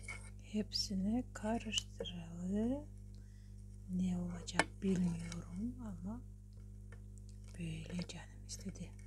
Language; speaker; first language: Turkish; non-native, learner; Russian